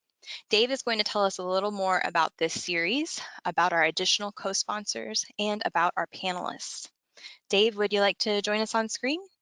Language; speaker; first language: English; native; English